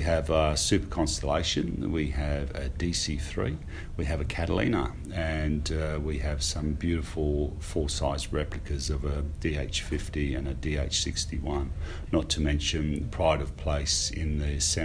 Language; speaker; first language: English; native; English